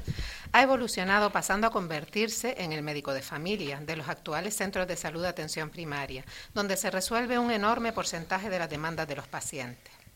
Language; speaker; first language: Spanish; native; Spanish